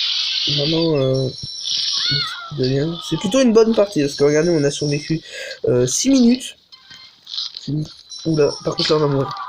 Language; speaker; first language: French; native; French